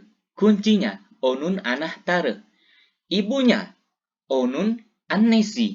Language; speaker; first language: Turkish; non-native, fluent; Indonesian